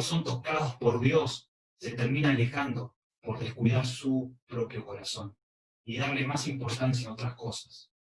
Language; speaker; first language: Spanish; early bilingual, other home language; Korean